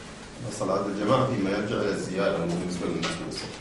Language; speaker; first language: Arabic; native; Arabic